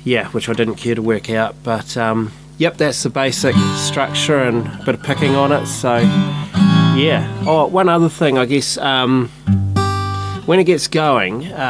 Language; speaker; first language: English; native; English